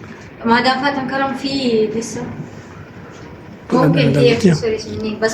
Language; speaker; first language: Arabic; native; Arabic